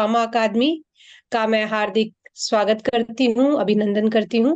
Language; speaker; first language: Hindi; non-native, local second language; Morisyen